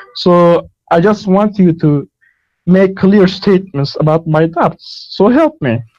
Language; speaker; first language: English; non-native, learner; Turkish